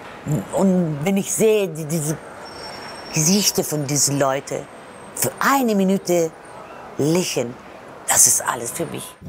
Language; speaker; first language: German; non-native, learner; Persian